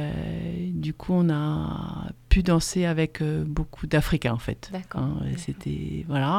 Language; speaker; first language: French; native; French